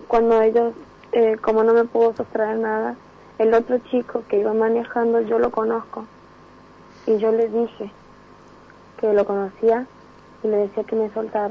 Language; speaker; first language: Spanish; native; Spanish